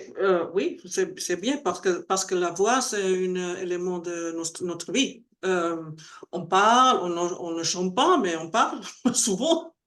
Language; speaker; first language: French; non-native, learner; Spanish